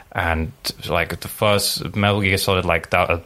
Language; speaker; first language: English; early bilingual, other home language; Arabic